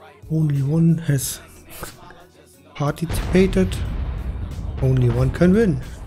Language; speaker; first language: English; non-native, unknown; German